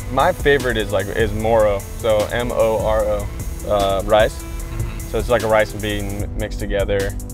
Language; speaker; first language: English; native; English